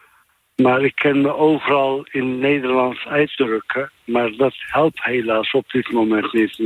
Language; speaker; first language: Dutch; non-native, fluent; Turkish